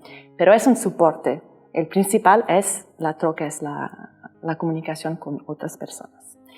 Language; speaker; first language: Spanish; non-native, learner; Portuguese